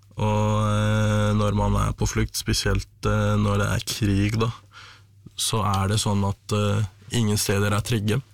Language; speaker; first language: Norwegian; non-native, fluent; Arabic